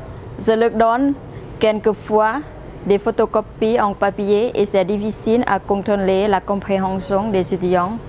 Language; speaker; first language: French; non-native, fluent; Lao